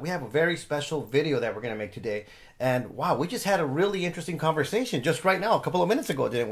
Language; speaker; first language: English; early bilingual, other home language; Spanish